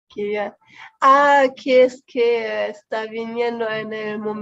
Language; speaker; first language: Spanish; non-native, fluent; German